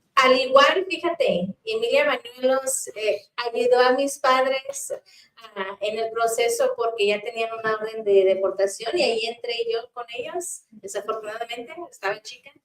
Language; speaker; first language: Spanish; early bilingual, heritage; Spanish